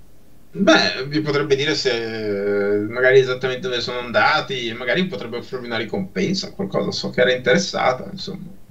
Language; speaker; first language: Italian; native; Italian